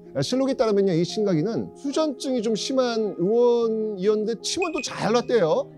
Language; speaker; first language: Korean; native; Korean